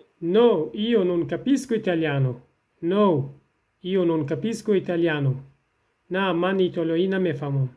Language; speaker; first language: Italian; non-native, fluent; Persian